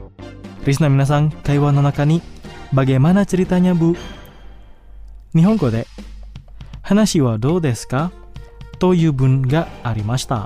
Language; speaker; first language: Japanese; non-native, fluent; Indonesian